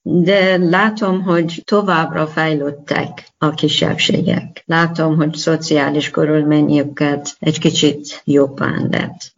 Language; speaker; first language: Hungarian; non-native, learner; Persian